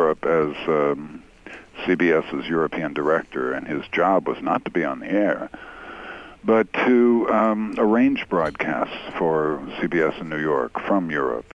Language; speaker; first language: English; native; English